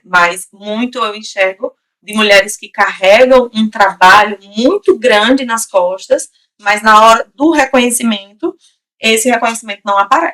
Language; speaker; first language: Portuguese; native; Portuguese